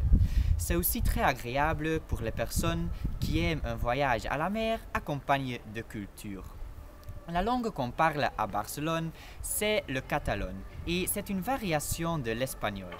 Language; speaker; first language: French; non-native, learner; Dutch